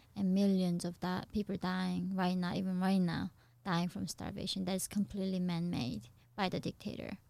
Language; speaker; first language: English; non-native, fluent; Korean